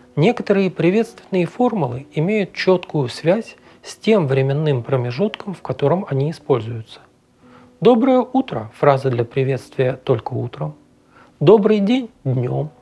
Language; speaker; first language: Russian; native; Russian